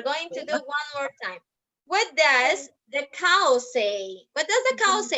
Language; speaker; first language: English; non-native, fluent; Spanish